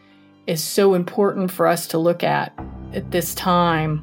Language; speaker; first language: English; native; English